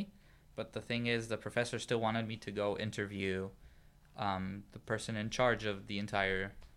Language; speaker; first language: English; non-native, fluent; Hebrew